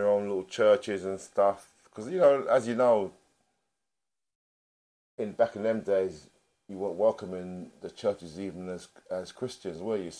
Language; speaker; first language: English; native; English